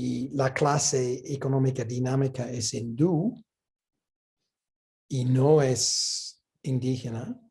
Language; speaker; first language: Spanish; non-native, fluent; English